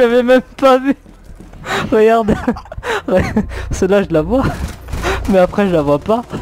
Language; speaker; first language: French; native; French